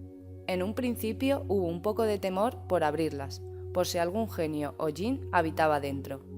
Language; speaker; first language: Spanish; native; Spanish